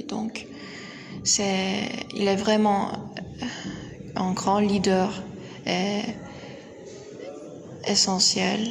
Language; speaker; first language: French; non-native, learner; Turkish